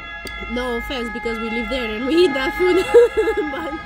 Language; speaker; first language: English; non-native, fluent; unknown